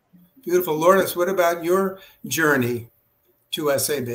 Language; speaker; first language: English; native; English